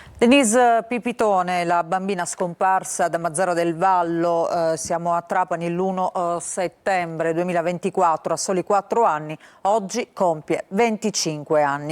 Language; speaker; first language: Italian; native; Italian